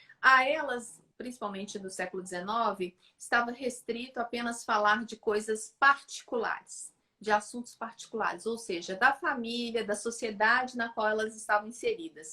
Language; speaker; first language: Portuguese; native; Portuguese